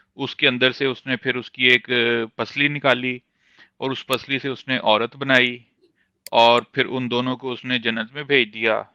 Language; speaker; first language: Urdu; native; Urdu